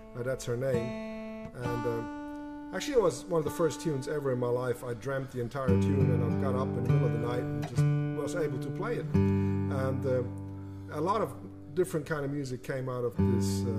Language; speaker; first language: English; non-native, fluent; German